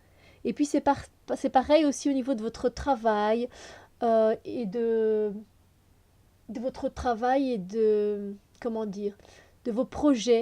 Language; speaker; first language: French; native; French